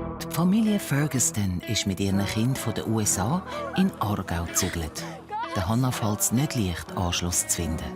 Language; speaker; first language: German; native; German